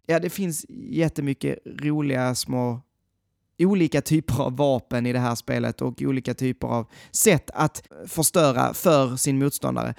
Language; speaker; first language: Swedish; native; Swedish